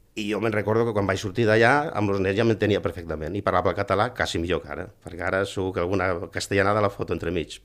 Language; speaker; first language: Catalan; early bilingual, other home language; Galician